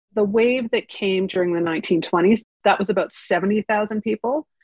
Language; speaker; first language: English; early bilingual, other home language; Ukrainian